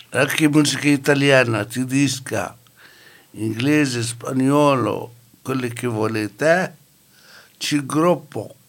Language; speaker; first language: Italian; non-native, learner; Arabic